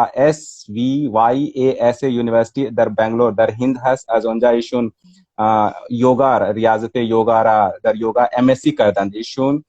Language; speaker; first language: Persian; non-native, fluent; Hindi